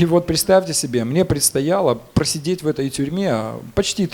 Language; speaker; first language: Russian; native; Russian